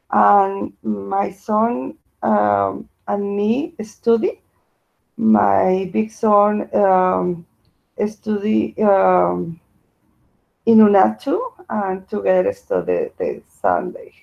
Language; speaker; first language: English; non-native, learner; Spanish